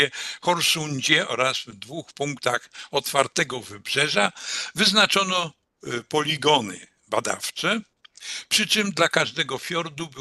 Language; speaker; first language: Polish; native; Polish